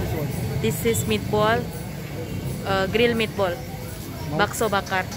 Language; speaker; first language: English; non-native, learner; Indonesian